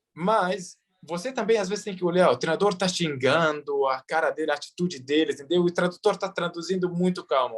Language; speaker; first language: Portuguese; early bilingual, heritage; Arabic